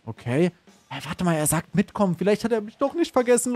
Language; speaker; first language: German; native; German